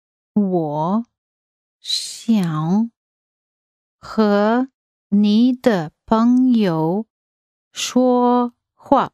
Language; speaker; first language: Chinese; non-native, learner; English